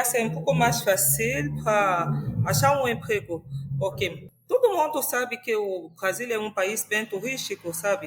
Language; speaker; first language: Portuguese; non-native, fluent; French